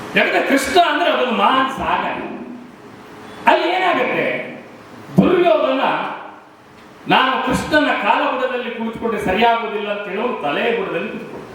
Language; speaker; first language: Kannada; non-native, local second language; Tulu